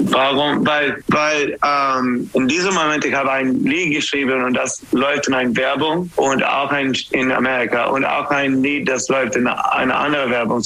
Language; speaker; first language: German; non-native, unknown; English